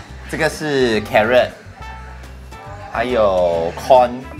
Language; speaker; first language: English; non-native, local second language; Chinese